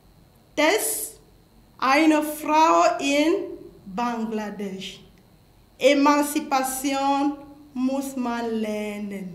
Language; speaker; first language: German; non-native, fluent; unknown